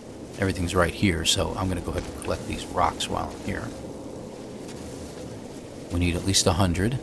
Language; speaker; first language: English; native; English